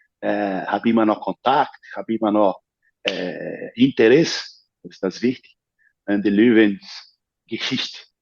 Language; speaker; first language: German; non-native, fluent; Portuguese